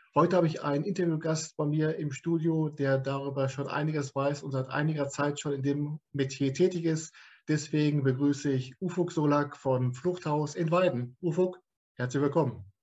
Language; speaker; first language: German; native; German